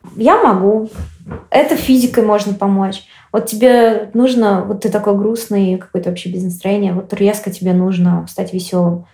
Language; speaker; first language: Russian; native; Russian